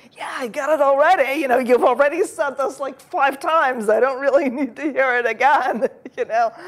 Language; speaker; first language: English; early bilingual, other home language; Russian